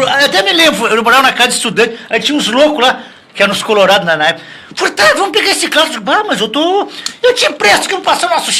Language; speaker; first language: Portuguese; native; Portuguese